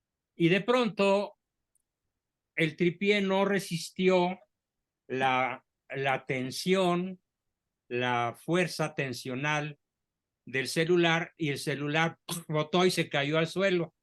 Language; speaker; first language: Spanish; native; Spanish